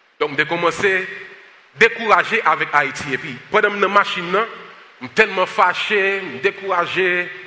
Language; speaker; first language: French; non-native, local second language; Haitian Creole